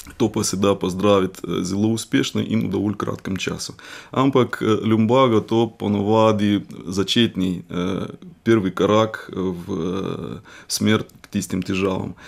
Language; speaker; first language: Slovenian; non-native, fluent; Russian